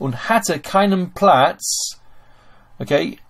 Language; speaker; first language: German; non-native, fluent; English